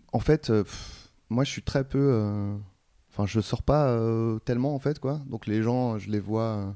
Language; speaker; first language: French; native; French